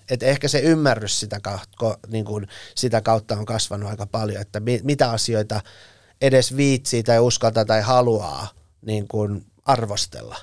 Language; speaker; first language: Finnish; early bilingual, other home language; Persian